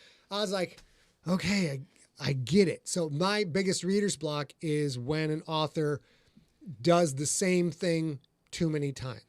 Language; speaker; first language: English; native; English